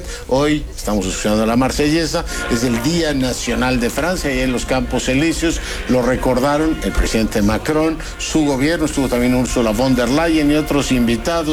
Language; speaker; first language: Spanish; native; Spanish